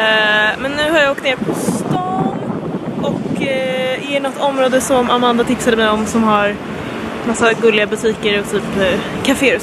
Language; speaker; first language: Swedish; native; Swedish